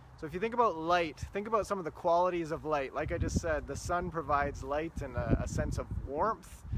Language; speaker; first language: English; native; English